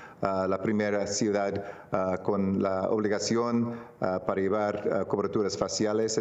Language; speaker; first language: Spanish; non-native, local second language; English